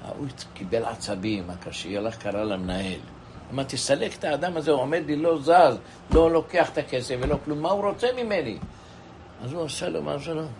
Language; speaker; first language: Hebrew; non-native, fluent; Persian